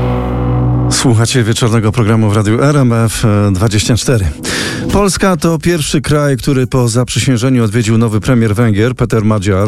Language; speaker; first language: Polish; native; Polish